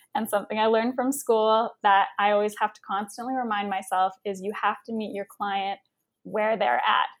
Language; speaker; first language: English; native; English